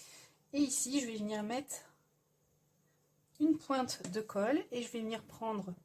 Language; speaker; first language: French; native; French